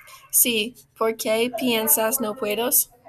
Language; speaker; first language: Spanish; non-native, learner; English